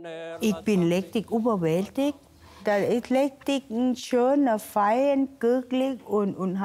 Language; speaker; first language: German; non-native, learner; Thai